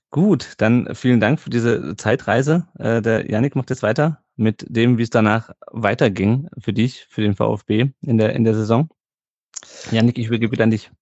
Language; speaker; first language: German; native; German